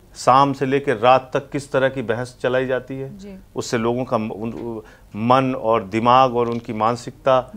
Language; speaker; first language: Hindi; native; Hindi